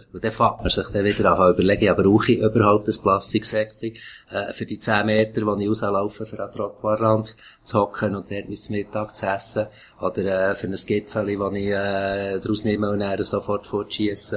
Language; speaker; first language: German; native; German